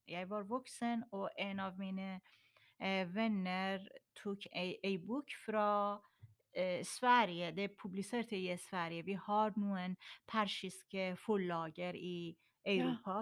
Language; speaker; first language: Norwegian; non-native, learner; Persian